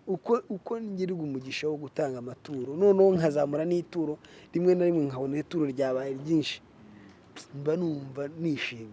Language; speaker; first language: Kinyarwanda; early bilingual, other home language; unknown